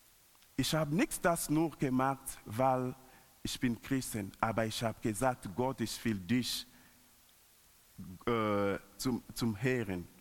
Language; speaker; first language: German; non-native, learner; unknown